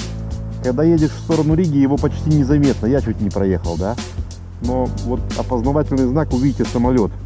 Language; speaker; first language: Russian; native; Russian